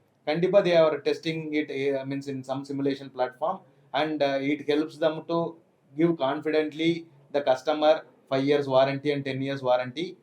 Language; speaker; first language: English; non-native, local second language; Tamil